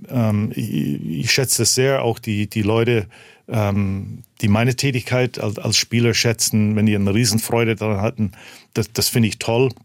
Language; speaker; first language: German; early bilingual, heritage; German